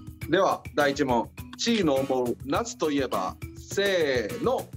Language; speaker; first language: Japanese; native; Japanese